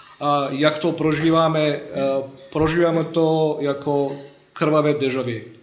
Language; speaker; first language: Czech; non-native, fluent; Bosnian